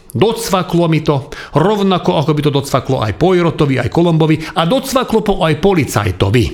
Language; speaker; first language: Slovak; non-native, local second language; Hungarian